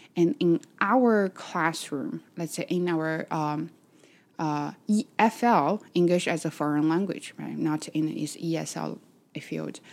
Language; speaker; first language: English; non-native, fluent; Chinese